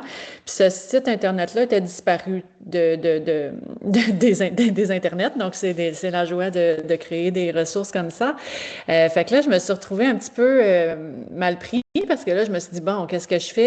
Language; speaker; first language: French; native; French